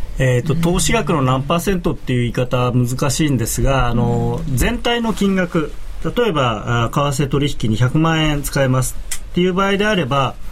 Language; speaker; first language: Japanese; native; Japanese